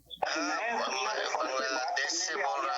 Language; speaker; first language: Hindi; early bilingual, heritage; Urdu